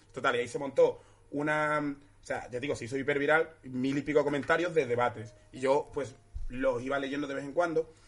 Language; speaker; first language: Spanish; early bilingual, other home language; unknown